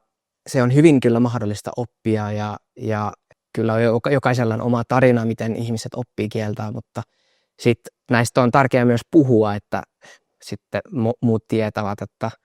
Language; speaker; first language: Finnish; non-native, fluent; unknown